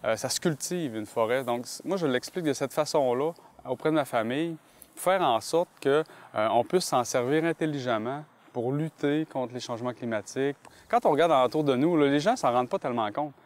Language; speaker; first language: French; native; French